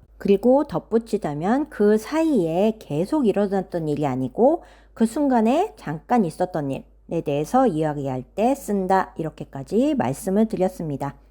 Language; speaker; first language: Korean; native; Korean